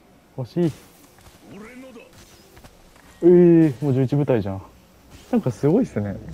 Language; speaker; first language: Japanese; native; Japanese